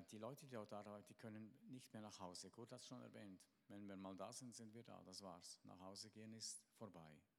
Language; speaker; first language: German; native; German